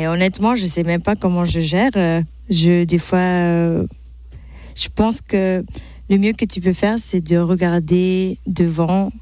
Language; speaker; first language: French; non-native, local second language; German